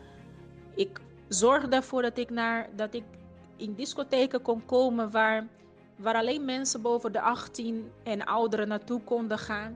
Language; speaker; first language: Dutch; non-native, fluent; Portuguese